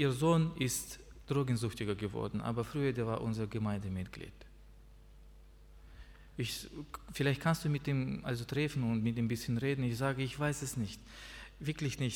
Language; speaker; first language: German; non-native, learner; Russian